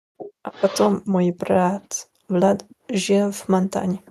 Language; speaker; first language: Russian; non-native, learner; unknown